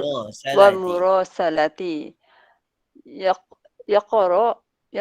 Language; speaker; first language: Arabic; non-native, learner; Malay